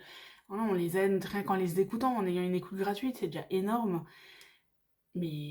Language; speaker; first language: French; native; French